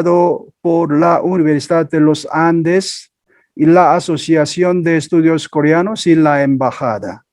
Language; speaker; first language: Spanish; non-native, fluent; Korean